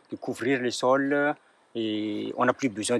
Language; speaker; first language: French; non-native, local second language; Malagasy